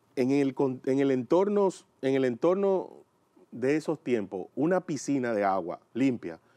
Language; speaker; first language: Spanish; native; Spanish